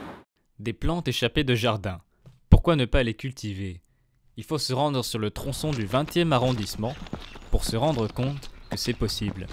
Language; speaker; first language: French; native; French